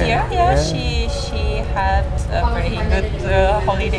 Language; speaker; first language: English; non-native, learner; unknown